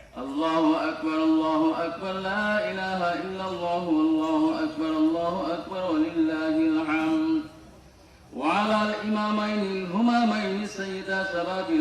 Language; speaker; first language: Arabic; non-native, fluent; Bangla